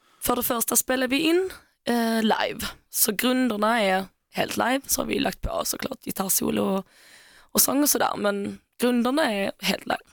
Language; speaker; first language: Swedish; native; Swedish